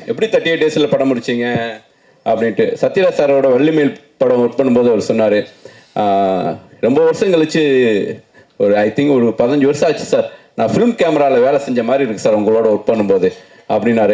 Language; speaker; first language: Tamil; native; Tamil